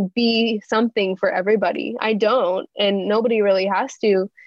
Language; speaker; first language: English; native; English